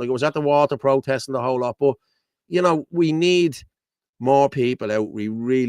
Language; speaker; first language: English; native; English